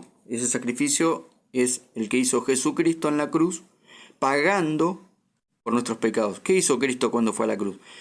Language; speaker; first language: Spanish; native; Spanish